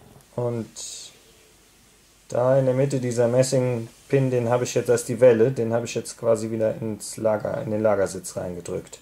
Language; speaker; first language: German; native; German